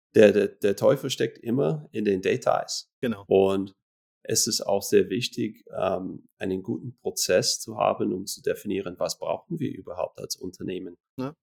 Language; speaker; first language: German; non-native, fluent; English